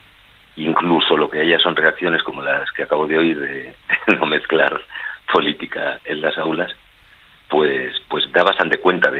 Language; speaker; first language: Spanish; native; Spanish